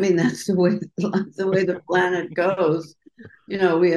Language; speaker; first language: English; native; English